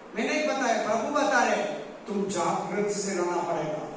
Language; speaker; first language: Hindi; non-native, local second language; Kannada